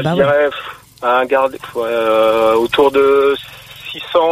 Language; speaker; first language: French; native; French